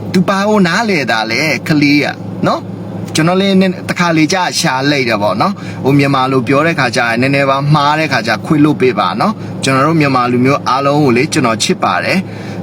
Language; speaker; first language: Burmese; non-native, local second language; Mon